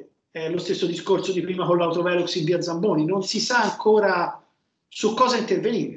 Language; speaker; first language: Italian; native; Italian